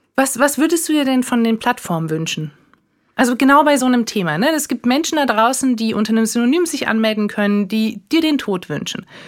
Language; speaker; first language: German; native; German